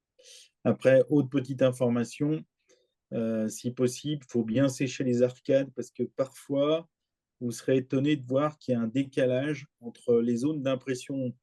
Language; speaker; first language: French; native; French